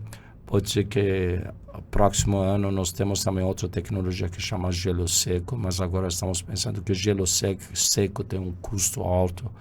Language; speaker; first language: Portuguese; non-native, fluent; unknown